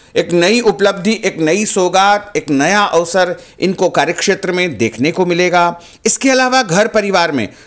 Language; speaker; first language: Hindi; native; Hindi